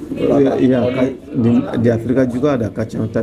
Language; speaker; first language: Indonesian; non-native, learner; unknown